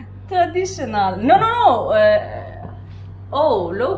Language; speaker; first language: English; non-native, learner; Persian